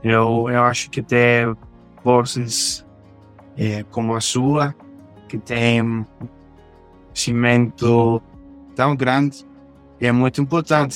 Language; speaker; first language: Portuguese; non-native, fluent; Spanish